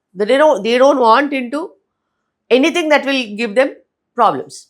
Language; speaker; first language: English; non-native, local second language; Telugu